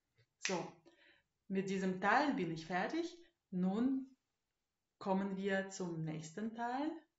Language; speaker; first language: German; non-native, fluent; Russian